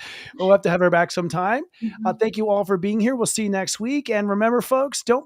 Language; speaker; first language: English; native; English